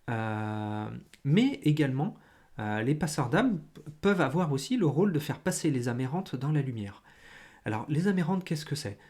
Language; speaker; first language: French; native; French